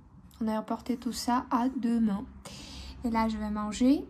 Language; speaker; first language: French; non-native, fluent; Russian